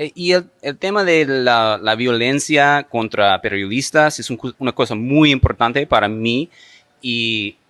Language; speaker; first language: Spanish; non-native, fluent; English